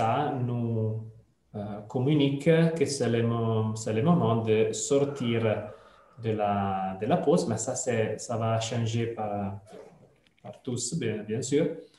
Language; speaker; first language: French; non-native, fluent; Italian